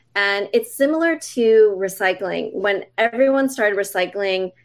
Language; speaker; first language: English; native; English